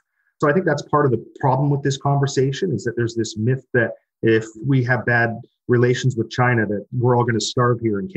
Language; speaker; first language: English; native; English